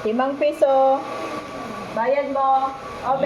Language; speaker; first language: Filipino; native; Filipino